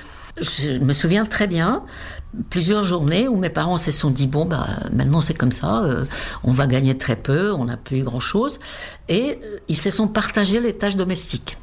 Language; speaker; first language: French; non-native, fluent; Czech